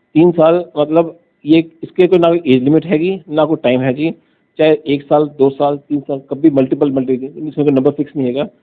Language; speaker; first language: Hindi; non-native, local second language; Punjabi